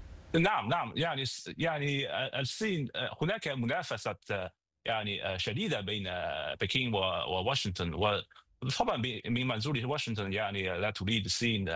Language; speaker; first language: Arabic; non-native, fluent; Chinese